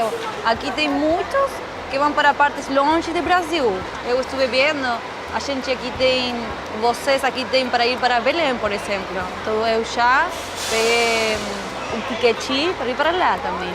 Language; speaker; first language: Portuguese; non-native, fluent; Spanish